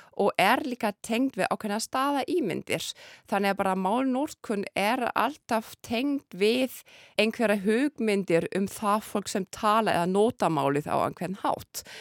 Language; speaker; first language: Icelandic; non-native, fluent; German